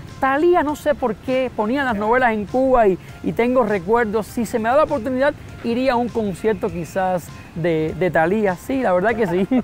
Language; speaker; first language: Spanish; native; Spanish